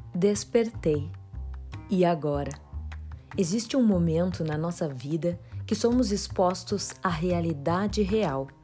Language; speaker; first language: Portuguese; native; Portuguese